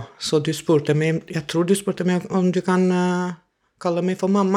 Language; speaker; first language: Norwegian; non-native, fluent; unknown